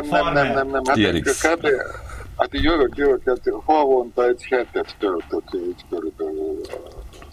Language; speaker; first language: Hungarian; non-native, fluent; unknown